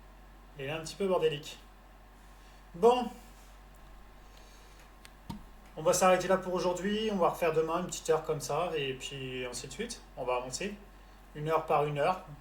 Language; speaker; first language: French; native; French